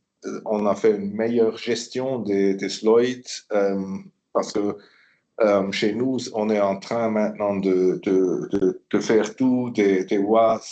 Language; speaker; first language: French; non-native, local second language; German